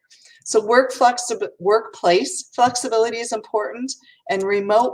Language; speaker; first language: English; native; English